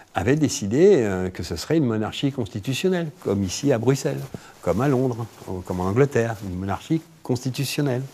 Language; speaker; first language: French; native; French